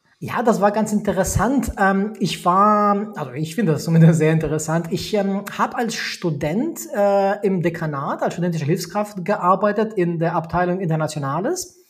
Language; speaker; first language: German; non-native, fluent; Albanian